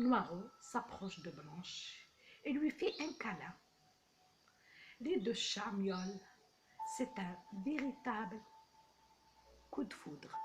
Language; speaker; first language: French; non-native, local second language; Arabic